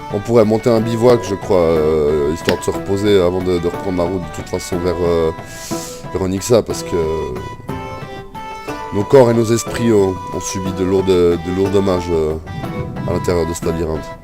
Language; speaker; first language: French; native; French